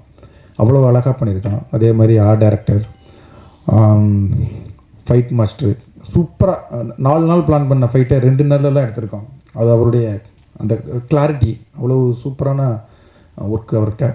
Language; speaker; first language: Tamil; native; Tamil